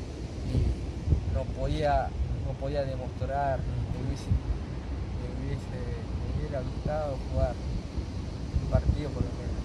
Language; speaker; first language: Spanish; non-native, fluent; Japanese